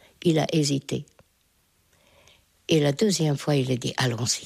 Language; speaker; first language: French; non-native, fluent; Hungarian